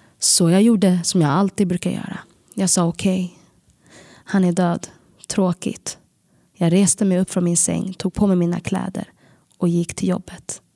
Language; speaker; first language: Swedish; early bilingual, other home language; Tigrinya